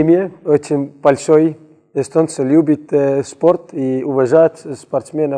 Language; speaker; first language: Russian; non-native, learner; Estonian